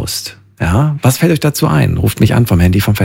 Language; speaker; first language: German; native; German